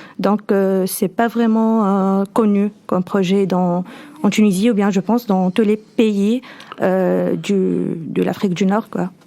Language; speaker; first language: French; non-native, local second language; Arabic